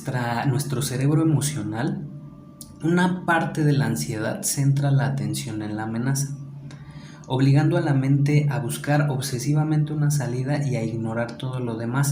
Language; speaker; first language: Spanish; native; Spanish